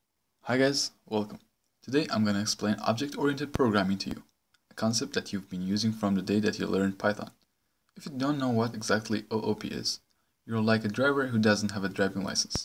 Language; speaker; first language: English; non-native, fluent; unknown